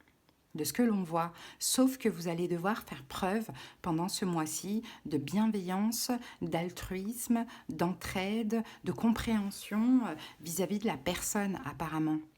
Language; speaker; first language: French; native; French